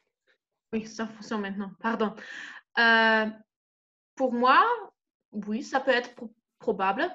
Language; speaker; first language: French; non-native, fluent; German